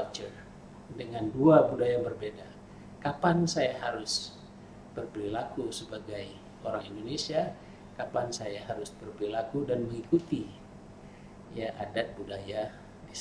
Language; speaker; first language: Indonesian; native; Indonesian